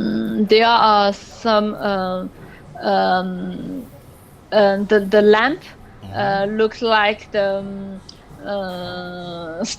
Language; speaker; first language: English; non-native, learner; French